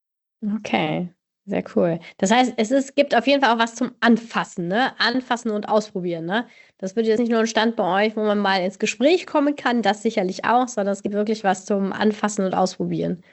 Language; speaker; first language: German; native; German